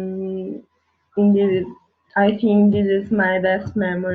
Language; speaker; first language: English; non-native, learner; Italian